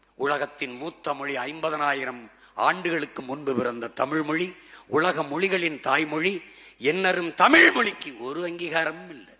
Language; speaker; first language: Tamil; native; Tamil